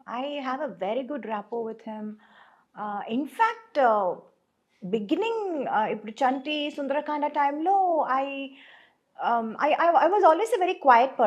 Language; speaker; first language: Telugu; non-native, local second language; Tamil